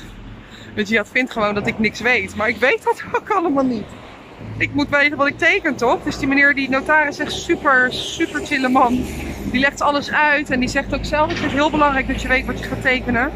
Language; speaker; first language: Dutch; native; Dutch